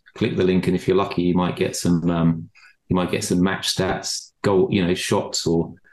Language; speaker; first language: English; native; English